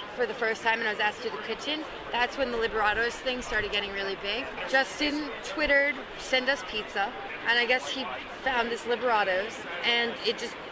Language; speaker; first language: English; native; English